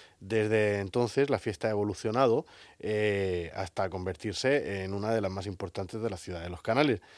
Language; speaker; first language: Spanish; native; Spanish